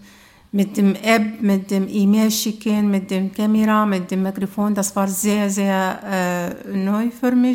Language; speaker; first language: German; non-native, learner; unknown